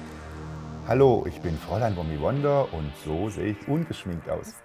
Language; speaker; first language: German; native; German